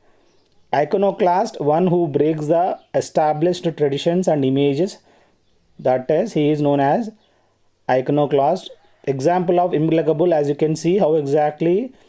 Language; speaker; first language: English; non-native, local second language; Telugu